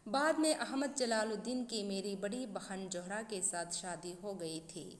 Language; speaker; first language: Hindi; non-native, local second language; Kannada